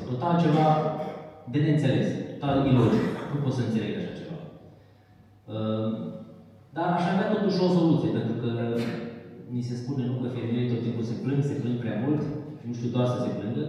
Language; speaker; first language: Romanian; native; Romanian